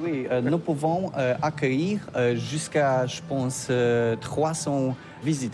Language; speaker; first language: French; non-native, learner; Polish